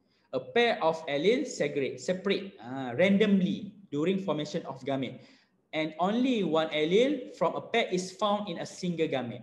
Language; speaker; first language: English; non-native, local second language; Malay